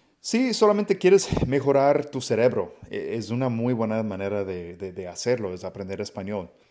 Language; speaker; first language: Spanish; non-native, fluent; English